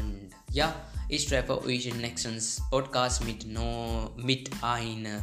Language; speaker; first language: German; non-native, learner; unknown